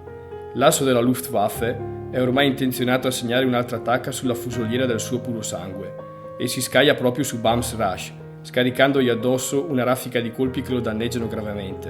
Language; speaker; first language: Italian; native; Italian